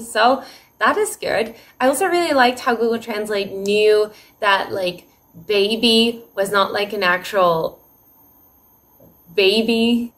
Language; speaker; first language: English; early bilingual, other home language; Dutch